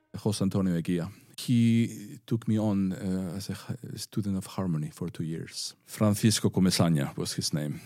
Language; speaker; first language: English; non-native, fluent; Spanish